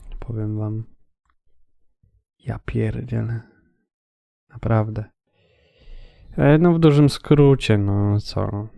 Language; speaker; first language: Polish; native; Polish